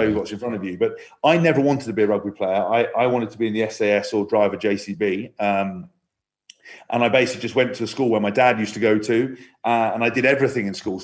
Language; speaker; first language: English; native; English